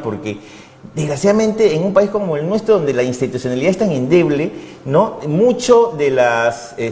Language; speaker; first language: Spanish; native; Spanish